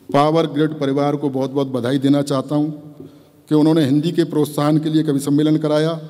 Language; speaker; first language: Hindi; native; Hindi